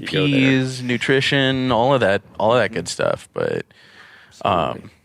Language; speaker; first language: English; native; English